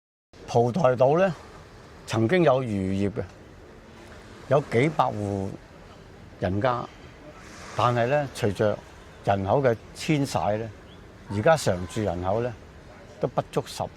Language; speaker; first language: Cantonese; native; Cantonese